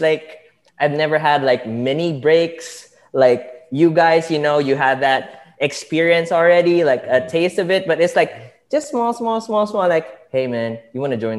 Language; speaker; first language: English; non-native, local second language; Filipino